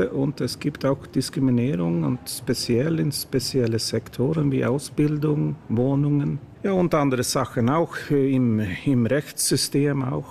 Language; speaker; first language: German; non-native, fluent; Swedish